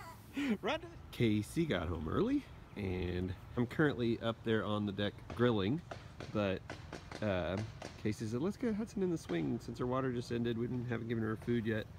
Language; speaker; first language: English; native; English